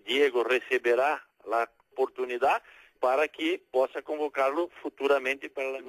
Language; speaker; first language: Spanish; non-native, fluent; Portuguese